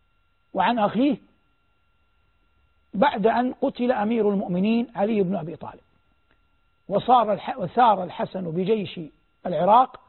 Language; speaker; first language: Arabic; native; Arabic